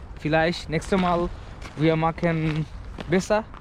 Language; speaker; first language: German; non-native, learner; Bangla